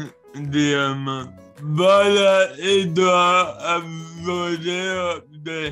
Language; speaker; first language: Spanish; non-native, learner; English